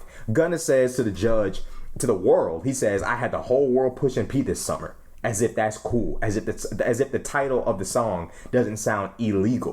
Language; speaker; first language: English; native; English